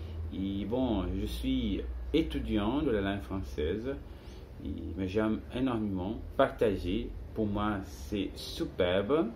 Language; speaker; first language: French; non-native, learner; Portuguese